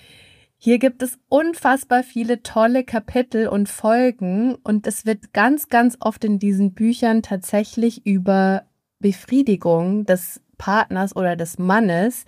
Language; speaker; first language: German; native; German